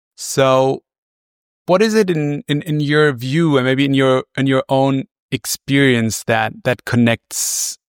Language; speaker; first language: English; non-native, fluent; German